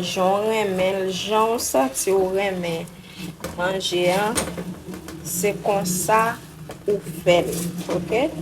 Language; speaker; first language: French; non-native, local second language; Haitian Creole